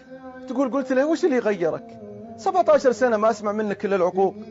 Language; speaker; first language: Arabic; native; Arabic